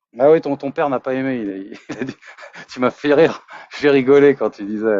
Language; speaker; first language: French; native; French